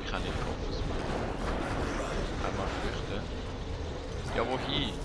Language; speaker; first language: German; native; German